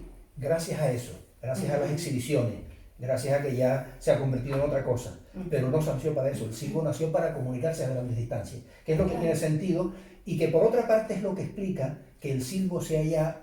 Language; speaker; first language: Spanish; native; Spanish